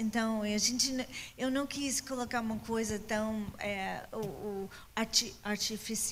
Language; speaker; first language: Portuguese; non-native, fluent; English